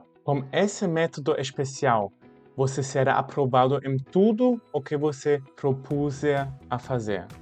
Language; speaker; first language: Portuguese; non-native, fluent; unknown